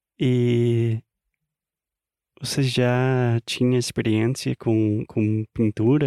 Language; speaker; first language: Portuguese; non-native, learner; English